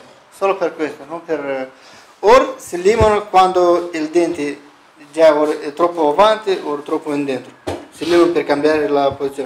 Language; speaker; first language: Italian; non-native, learner; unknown